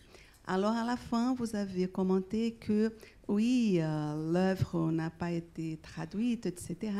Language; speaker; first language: French; non-native, fluent; Portuguese